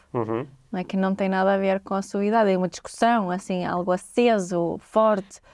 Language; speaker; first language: Portuguese; non-native, fluent; Swedish